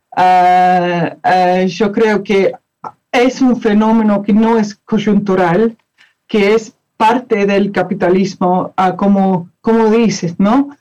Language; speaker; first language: Spanish; non-native, fluent; English